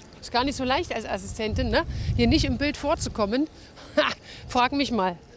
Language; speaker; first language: German; native; German